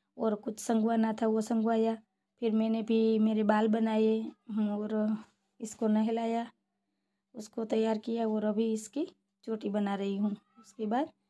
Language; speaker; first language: Hindi; non-native, local second language; Gujarati